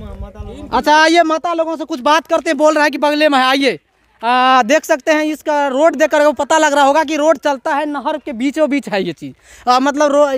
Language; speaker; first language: Hindi; native; Hindi